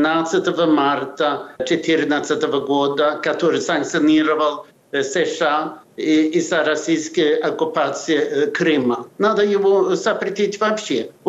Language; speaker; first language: Russian; non-native, fluent; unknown